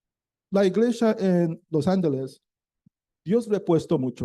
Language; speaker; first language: Spanish; non-native, learner; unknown